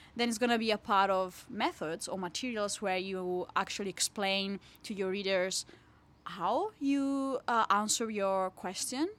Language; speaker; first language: English; non-native, fluent; Italian